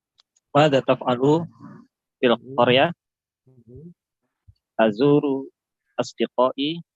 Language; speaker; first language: Arabic; non-native, learner; Indonesian